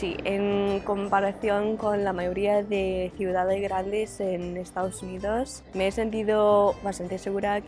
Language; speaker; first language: Spanish; non-native, fluent; English